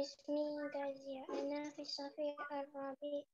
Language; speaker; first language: Arabic; non-native, learner; Indonesian